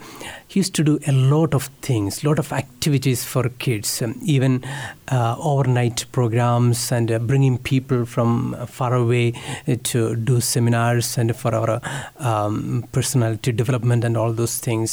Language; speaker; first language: English; non-native, local second language; Malayalam